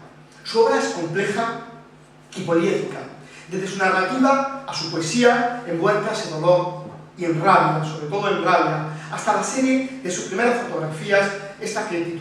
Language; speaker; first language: Spanish; native; Spanish